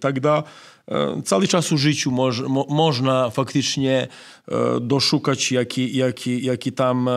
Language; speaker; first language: Polish; non-native, fluent; Serbian